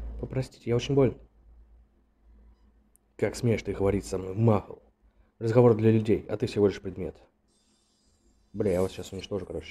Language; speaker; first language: Russian; native; Russian